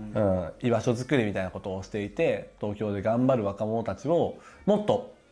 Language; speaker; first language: Japanese; native; Japanese